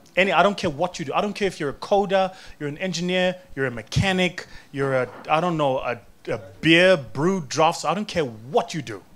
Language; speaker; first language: English; non-native, local second language; Zulu